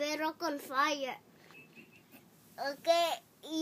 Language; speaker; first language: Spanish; early bilingual, heritage; Spanish